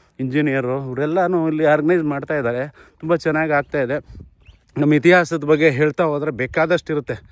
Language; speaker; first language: Kannada; non-native, local second language; Lambadi